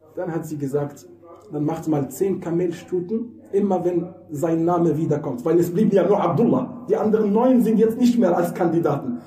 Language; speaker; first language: German; non-native, fluent; Arabic